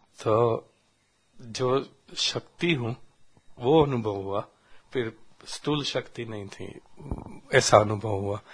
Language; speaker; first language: Hindi; non-native, learner; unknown